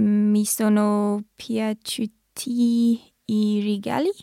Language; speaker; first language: Italian; non-native, learner; English